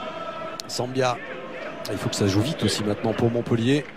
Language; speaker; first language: French; native; French